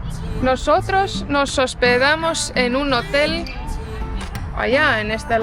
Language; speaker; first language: Spanish; non-native, fluent; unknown